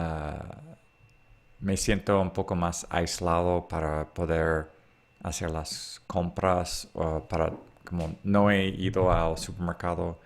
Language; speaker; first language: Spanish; non-native, fluent; English